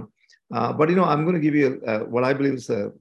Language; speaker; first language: English; non-native, local second language; Tamil